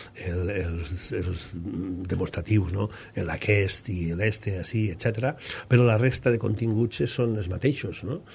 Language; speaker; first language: Catalan; native; Catalan